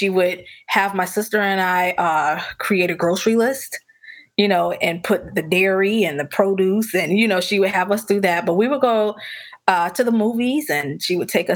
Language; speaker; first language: English; native; English